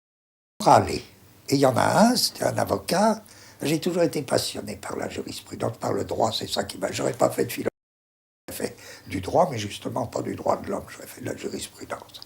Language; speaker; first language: French; native; French